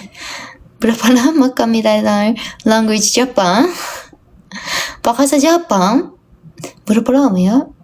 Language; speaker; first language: Indonesian; non-native, learner; Japanese